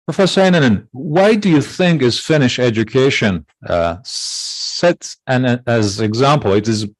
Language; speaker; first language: English; non-native, fluent; Azerbaijani